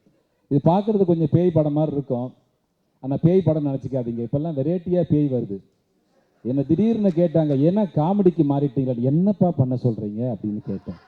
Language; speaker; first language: Tamil; native; Tamil